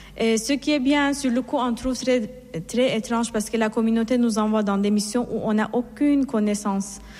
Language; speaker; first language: French; non-native, fluent; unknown